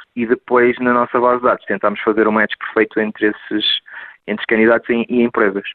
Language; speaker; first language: Portuguese; native; Portuguese